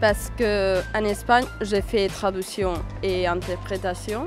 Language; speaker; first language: French; non-native, fluent; Spanish